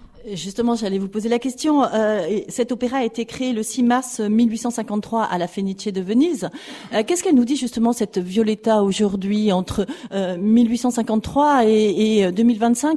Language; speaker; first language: French; native; French